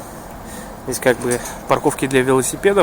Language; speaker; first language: Russian; native; Russian